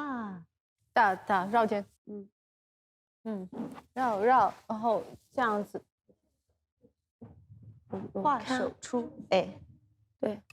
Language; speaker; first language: Chinese; native; Chinese